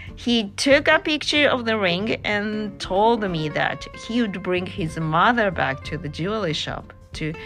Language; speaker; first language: English; non-native, learner; Japanese